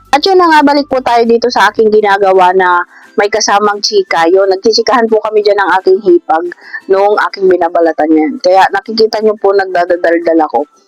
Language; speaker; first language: Filipino; non-native, local second language; Iloko